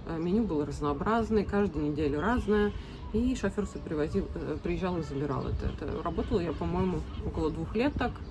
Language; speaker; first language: Russian; native; Russian